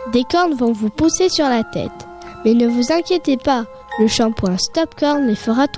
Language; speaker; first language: French; native; French